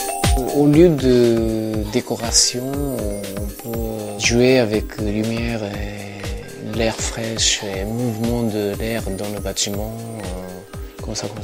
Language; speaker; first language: French; non-native, learner; Japanese